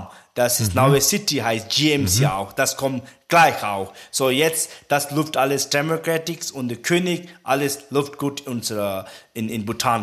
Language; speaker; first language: German; non-native, learner; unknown